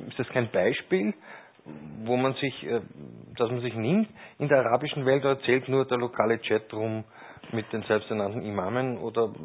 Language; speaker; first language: German; native; German